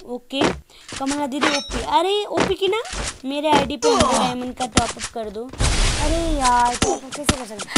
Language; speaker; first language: Hindi; non-native, local second language; Nepali